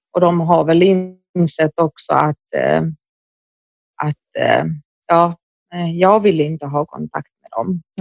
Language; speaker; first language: Swedish; early bilingual, other home language; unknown